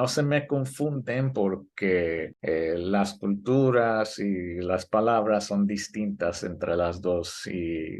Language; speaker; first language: Spanish; early bilingual, heritage; Spanish